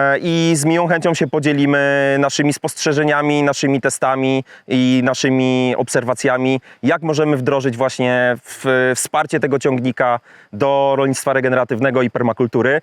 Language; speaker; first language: Polish; native; Polish